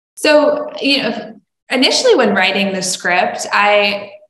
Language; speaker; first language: English; native; English